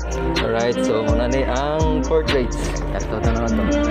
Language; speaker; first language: Filipino; non-native, local second language; Cebuano